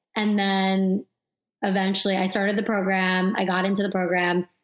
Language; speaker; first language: English; native; English